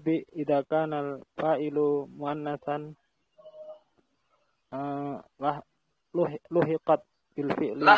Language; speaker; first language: Arabic; non-native, learner; Indonesian